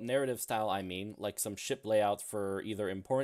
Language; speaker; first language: English; native; English